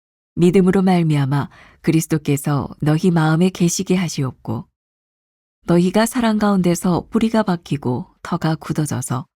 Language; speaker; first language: Korean; native; Korean